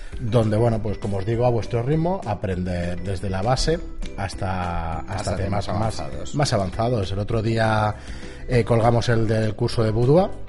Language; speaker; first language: Spanish; native; Spanish